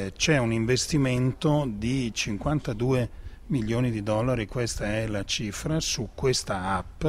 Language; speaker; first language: Italian; native; Italian